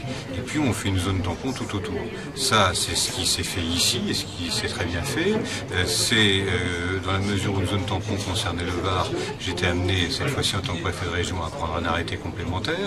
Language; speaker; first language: French; native; French